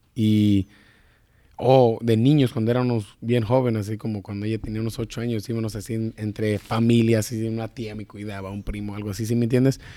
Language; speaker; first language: Spanish; early bilingual, heritage; Spanish